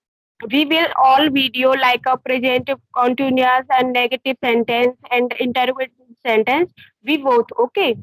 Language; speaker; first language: English; non-native, learner; Hindi